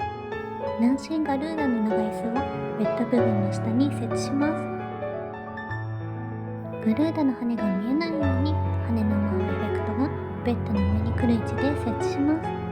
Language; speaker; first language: Japanese; native; Japanese